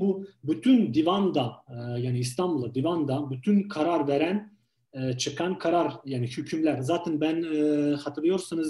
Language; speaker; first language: Turkish; non-native, fluent; Ukrainian